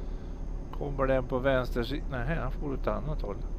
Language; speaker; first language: Swedish; native; Swedish